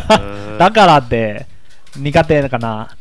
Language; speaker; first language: Japanese; non-native, learner; Chinese